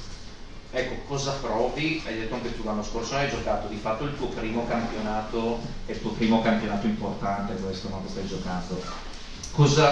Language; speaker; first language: Italian; native; Italian